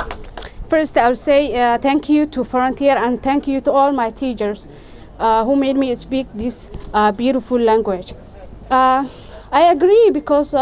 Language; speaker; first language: English; non-native, fluent; Somali